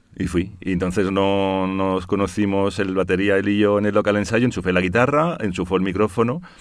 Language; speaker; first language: Spanish; early bilingual, heritage; Spanish